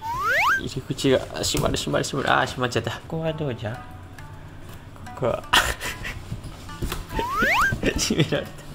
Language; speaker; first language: Japanese; native; Japanese